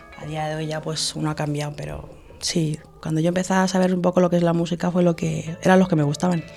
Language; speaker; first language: Spanish; early bilingual, other home language; Arabic